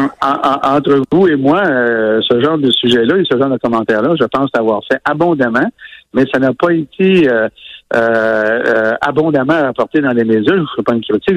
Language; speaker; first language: French; native; French